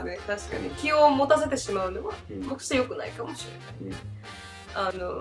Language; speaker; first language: Japanese; native; Japanese